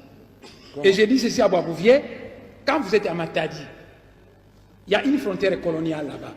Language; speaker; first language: French; non-native, local second language; Kongo